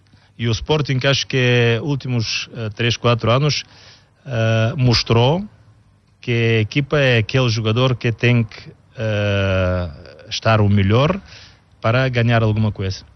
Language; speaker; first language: Portuguese; non-native, fluent; Bulgarian